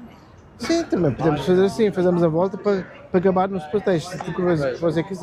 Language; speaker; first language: Portuguese; early bilingual, heritage; German